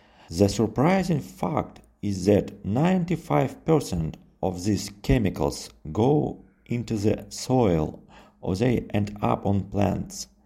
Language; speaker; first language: English; non-native, fluent; Russian